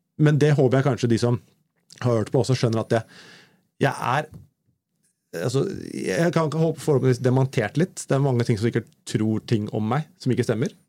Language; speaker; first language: Norwegian; native; Norwegian